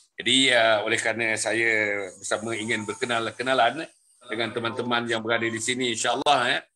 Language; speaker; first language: Malay; native; Malay